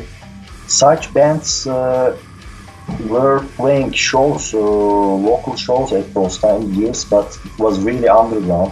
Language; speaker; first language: English; non-native, learner; Turkish